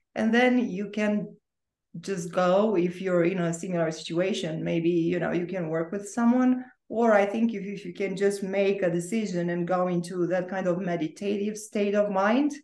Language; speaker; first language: English; non-native, fluent; Romanian